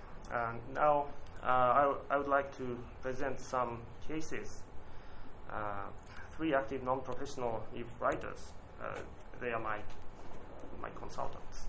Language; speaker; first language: English; non-native, learner; Japanese